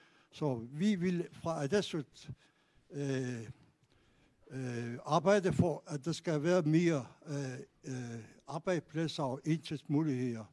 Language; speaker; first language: Danish; non-native, local second language; Kalaallisut